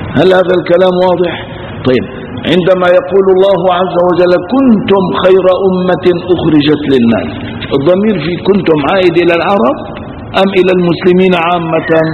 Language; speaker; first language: Arabic; early bilingual, other home language; Kurdish